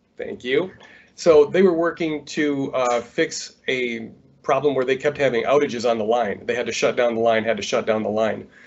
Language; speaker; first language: English; native; English